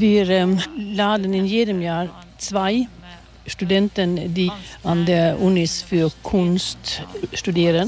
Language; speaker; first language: German; non-native, fluent; Swedish